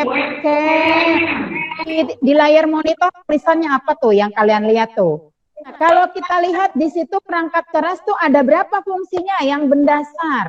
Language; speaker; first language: Indonesian; native; Indonesian